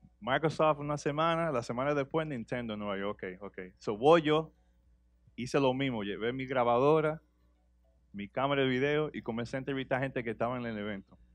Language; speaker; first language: Spanish; early bilingual, heritage; Spanish